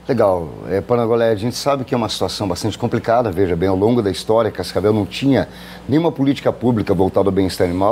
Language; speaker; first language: Portuguese; native; Portuguese